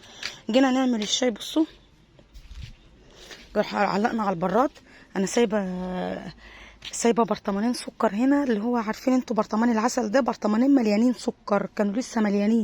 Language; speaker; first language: Arabic; native; Arabic